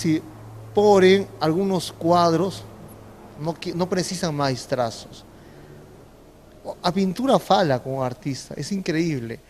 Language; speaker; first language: Portuguese; non-native, fluent; Spanish